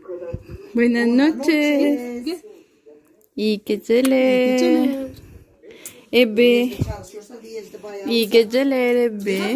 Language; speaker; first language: Spanish; native; Spanish